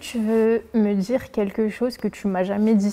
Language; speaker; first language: French; early bilingual, other home language; Arabic